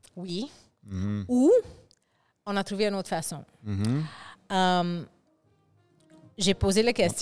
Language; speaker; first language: French; non-native, fluent; English